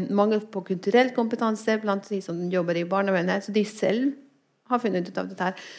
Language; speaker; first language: Norwegian; non-native, fluent; Spanish